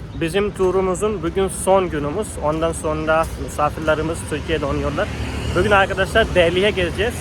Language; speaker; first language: Turkish; non-native, fluent; Hindi